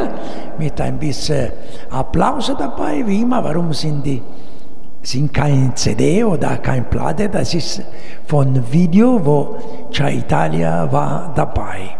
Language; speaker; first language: German; non-native, learner; Italian